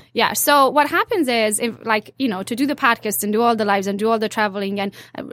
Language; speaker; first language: English; non-native, fluent; Hungarian